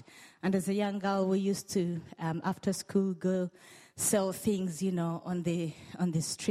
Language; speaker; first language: English; non-native, local second language; Ganda